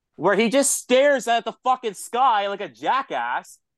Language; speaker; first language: English; native; English